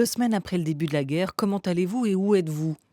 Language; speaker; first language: French; native; French